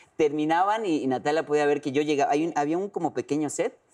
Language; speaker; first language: Spanish; native; Spanish